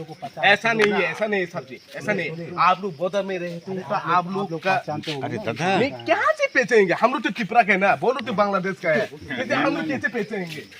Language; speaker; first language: Hindi; non-native, local second language; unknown